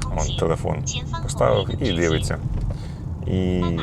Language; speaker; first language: Ukrainian; native; Ukrainian